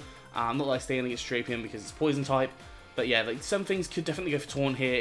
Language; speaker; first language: English; native; English